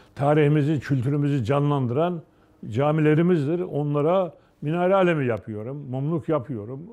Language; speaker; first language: Turkish; native; Turkish